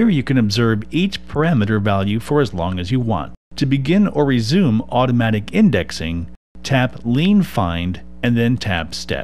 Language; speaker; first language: English; native; English